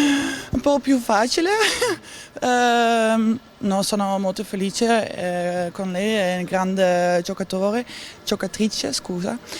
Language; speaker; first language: Italian; non-native, learner; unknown